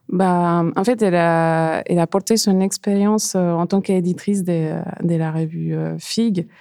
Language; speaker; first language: French; non-native, fluent; Spanish